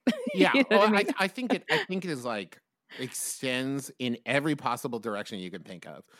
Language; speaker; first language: English; native; English